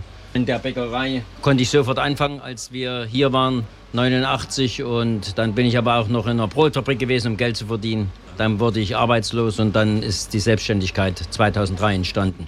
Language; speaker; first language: German; native; German